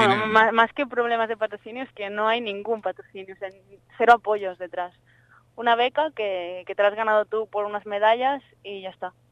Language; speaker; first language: Spanish; native; Spanish